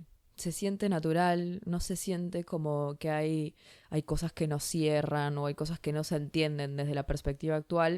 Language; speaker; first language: Spanish; native; Spanish